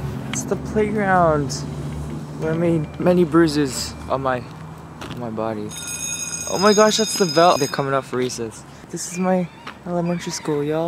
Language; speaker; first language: English; early bilingual, other home language; Korean